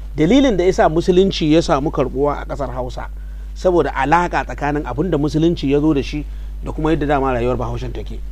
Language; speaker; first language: Hausa; native; Hausa